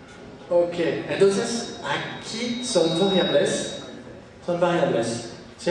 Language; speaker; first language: Spanish; non-native, fluent; French